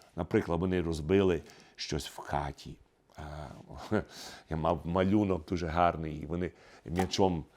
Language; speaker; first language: Ukrainian; early bilingual, heritage; Ukrainian